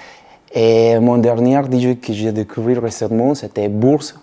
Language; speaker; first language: French; non-native, fluent; Spanish